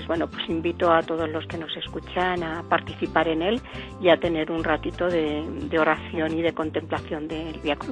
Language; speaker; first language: Spanish; native; Spanish